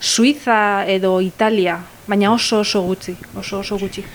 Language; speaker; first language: Basque; non-native, local second language; Spanish